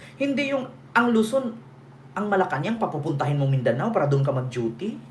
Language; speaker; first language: Filipino; non-native, local second language; Cebuano